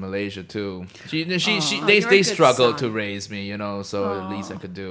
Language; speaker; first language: English; non-native, local second language; Cantonese